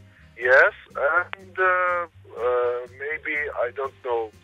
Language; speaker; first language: English; non-native, learner; Armenian